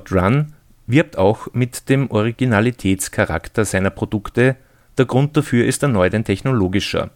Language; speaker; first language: German; native; German